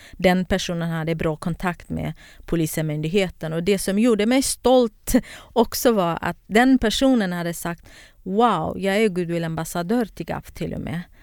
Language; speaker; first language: Swedish; non-native, fluent; Kurdish